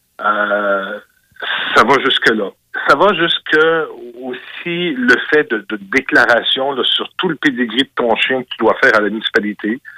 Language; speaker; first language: French; native; French